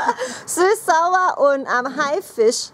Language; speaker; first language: German; early bilingual, other home language; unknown